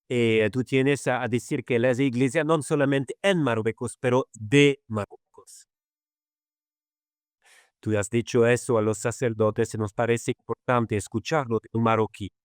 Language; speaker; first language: Spanish; non-native, fluent; Arabic